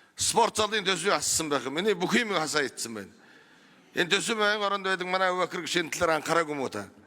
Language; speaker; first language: Mongolian; non-native, local second language; Kazakh